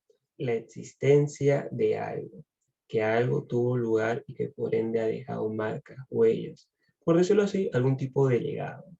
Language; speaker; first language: Spanish; native; Spanish